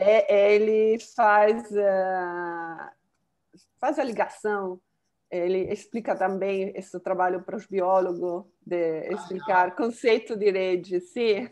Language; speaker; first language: Portuguese; non-native, fluent; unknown